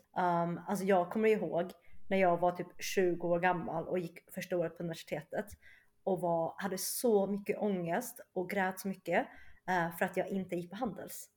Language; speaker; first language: Swedish; early bilingual, other home language; Chinese